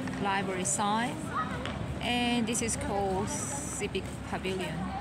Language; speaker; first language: English; non-native, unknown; Korean